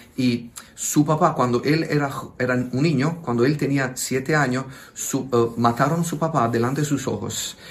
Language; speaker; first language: Spanish; non-native, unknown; Italian